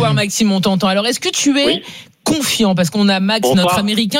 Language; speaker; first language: French; native; French